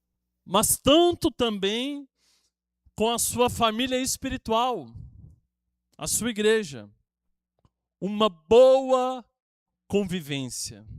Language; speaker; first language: Portuguese; native; Portuguese